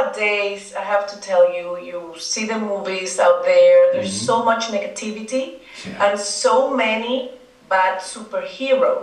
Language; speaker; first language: English; non-native, fluent; Spanish